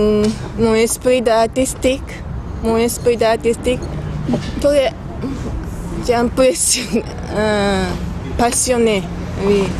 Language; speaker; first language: French; non-native, learner; Japanese